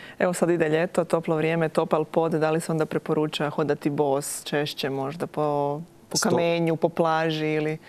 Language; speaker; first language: Croatian; native; Croatian